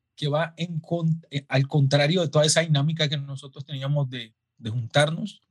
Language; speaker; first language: Spanish; native; Spanish